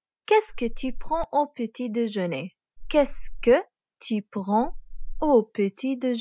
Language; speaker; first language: French; non-native, fluent; Arabic